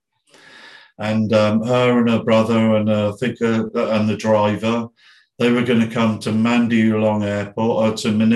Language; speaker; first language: English; native; English